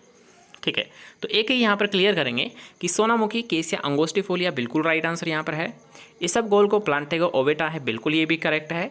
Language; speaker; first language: Hindi; native; Hindi